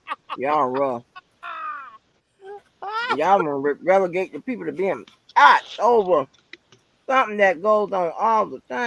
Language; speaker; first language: English; native; English